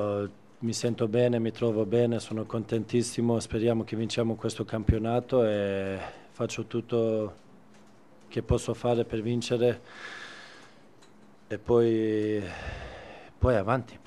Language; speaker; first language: Italian; non-native, fluent; Swedish